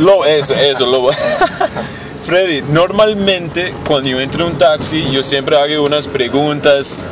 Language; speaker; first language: Spanish; non-native, learner; English